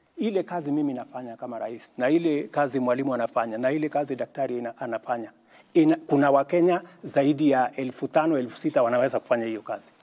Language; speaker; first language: Swahili; non-native, local second language; Kalenjin